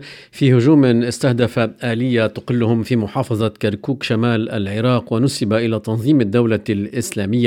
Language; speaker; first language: Arabic; native; Arabic